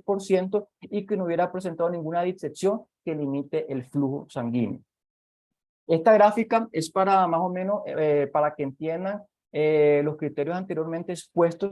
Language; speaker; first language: Spanish; native; Spanish